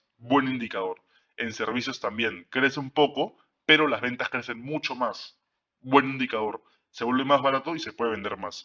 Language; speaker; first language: Spanish; native; Spanish